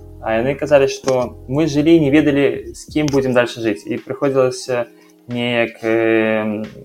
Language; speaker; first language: Belarusian; non-native, local second language; Russian